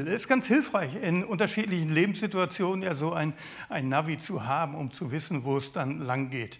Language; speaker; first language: German; native; German